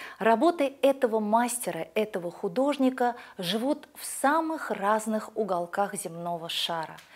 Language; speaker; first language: Russian; native; Russian